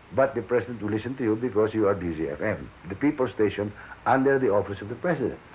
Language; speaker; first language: English; non-native, local second language; Filipino